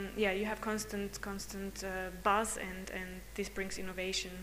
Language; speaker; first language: English; non-native, fluent; Hungarian